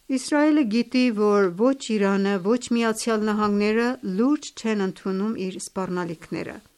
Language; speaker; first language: Armenian; native; Armenian